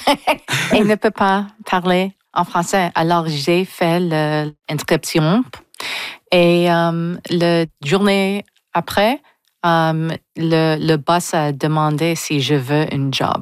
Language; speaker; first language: French; non-native, local second language; English